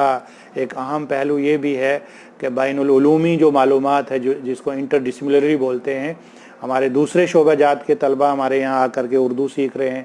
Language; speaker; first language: Urdu; native; Urdu